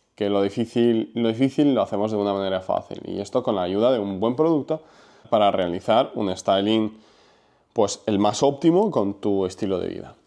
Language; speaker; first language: Spanish; non-native, fluent; Ukrainian